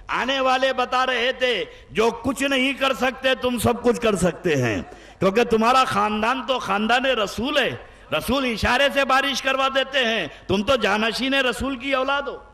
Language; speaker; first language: Urdu; native; Urdu